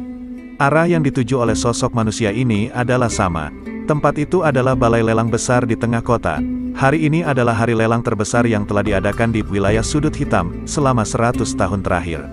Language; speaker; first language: Indonesian; native; Indonesian